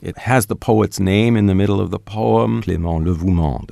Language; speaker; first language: English; native; English